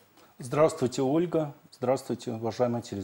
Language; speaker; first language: Russian; native; Russian